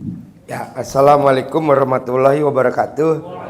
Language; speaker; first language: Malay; non-native, local second language; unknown